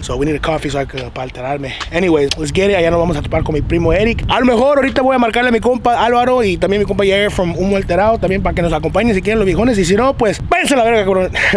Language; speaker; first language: Spanish; early bilingual, heritage; Spanish